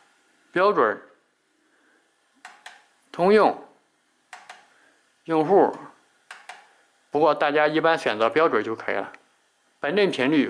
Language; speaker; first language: Chinese; native; Chinese